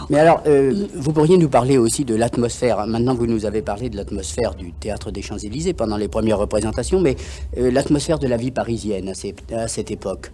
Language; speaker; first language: French; native; French